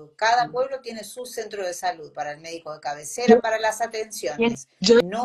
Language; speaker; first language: Spanish; native; Spanish